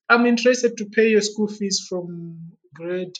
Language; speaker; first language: English; non-native, local second language; Yao